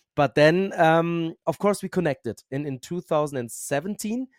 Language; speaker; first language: English; non-native, fluent; German